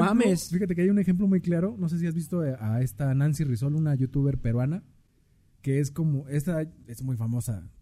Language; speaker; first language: Spanish; native; Spanish